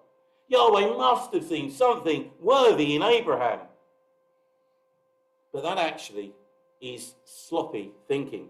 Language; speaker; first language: English; native; English